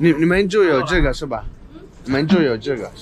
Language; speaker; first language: Chinese; non-native, learner; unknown